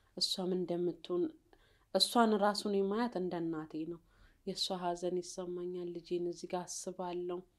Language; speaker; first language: Amharic; native; Amharic